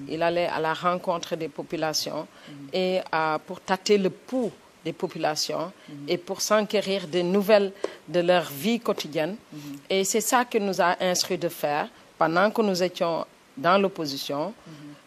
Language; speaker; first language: French; non-native, local second language; Wolof